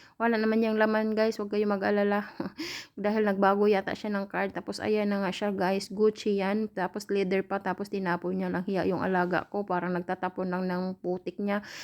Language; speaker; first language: Filipino; native; Filipino